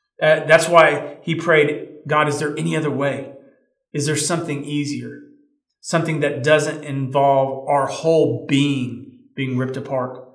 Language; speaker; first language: English; native; English